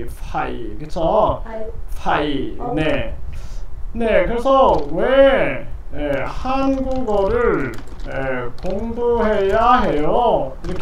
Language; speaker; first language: Korean; non-native, fluent; Vietnamese